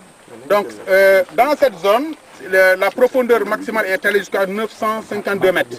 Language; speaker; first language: French; non-native, local second language; Wolof